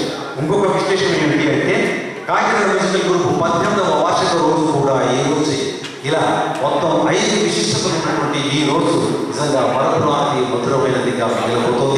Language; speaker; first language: Telugu; native; Telugu